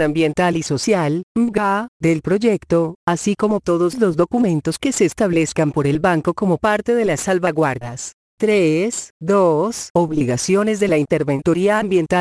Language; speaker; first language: Spanish; native; Spanish